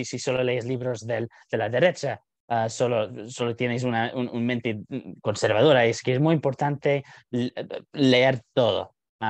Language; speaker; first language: Spanish; non-native, fluent; English